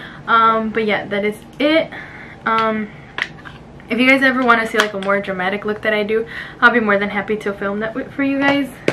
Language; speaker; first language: English; early bilingual, other home language; Spanish